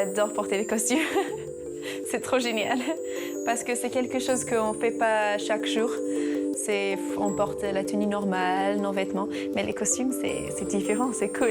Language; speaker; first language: French; non-native, fluent; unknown